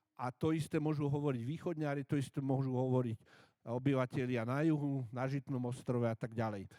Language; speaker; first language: Slovak; native; Slovak